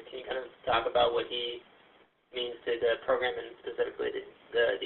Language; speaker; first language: English; native; English